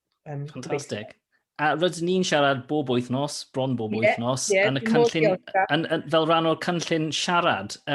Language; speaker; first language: Welsh; non-native, fluent; English